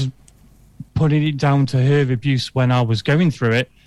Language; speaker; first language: English; native; English